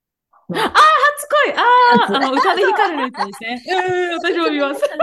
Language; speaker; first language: Japanese; non-native, fluent; English